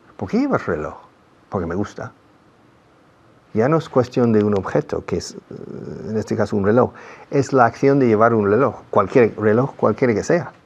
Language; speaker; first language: Spanish; non-native, fluent; English